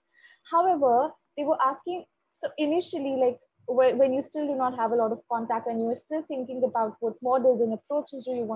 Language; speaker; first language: English; non-native, local second language; Hindi